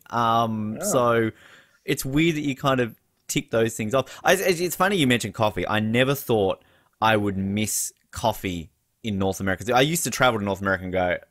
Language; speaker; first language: English; native; English